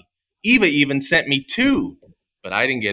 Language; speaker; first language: English; native; English